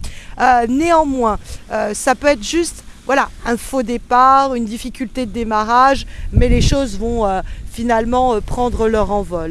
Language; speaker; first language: French; native; French